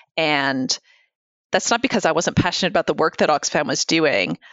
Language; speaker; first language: English; native; English